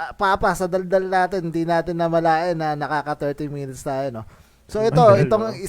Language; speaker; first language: Filipino; native; Filipino